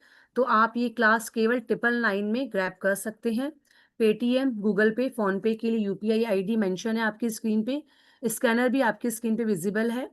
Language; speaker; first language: Hindi; native; Hindi